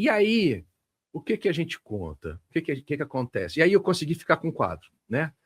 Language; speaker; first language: Portuguese; native; Portuguese